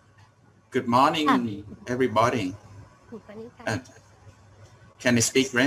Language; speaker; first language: English; non-native, learner; Thai